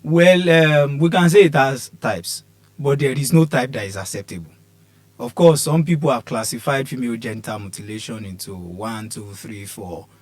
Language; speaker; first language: English; non-native, local second language; Yoruba